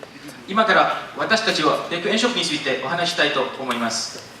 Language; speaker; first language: Japanese; non-native, learner; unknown